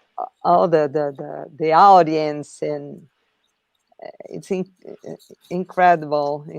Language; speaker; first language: English; non-native, learner; Portuguese